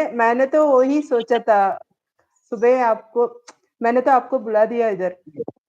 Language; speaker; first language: Hindi; non-native, local second language; Tamil